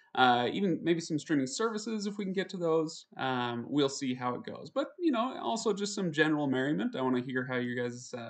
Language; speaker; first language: English; native; English